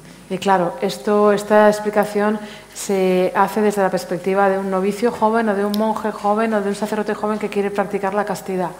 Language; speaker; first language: Spanish; native; Spanish